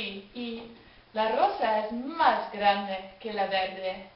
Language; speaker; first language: Spanish; non-native, learner; Dutch